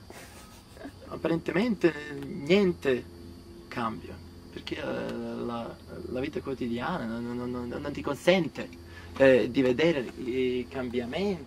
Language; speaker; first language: Italian; non-native, fluent; Serbian